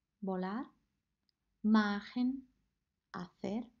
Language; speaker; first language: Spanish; non-native, fluent; Italian